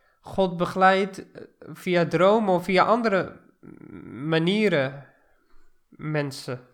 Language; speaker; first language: Dutch; non-native, fluent; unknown